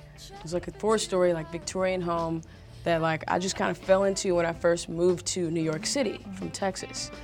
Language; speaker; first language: English; native; English